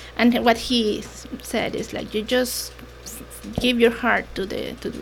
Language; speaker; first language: English; non-native, fluent; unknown